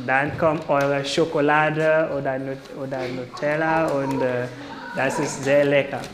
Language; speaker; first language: German; non-native, learner; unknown